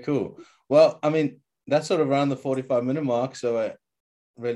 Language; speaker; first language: English; native; English